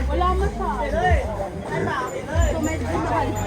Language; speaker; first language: Filipino; native; Filipino